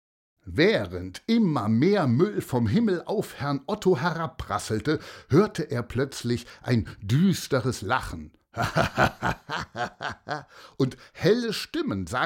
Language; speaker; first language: German; native; German